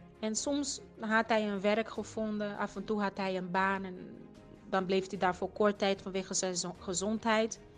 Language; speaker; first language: Dutch; non-native, fluent; Portuguese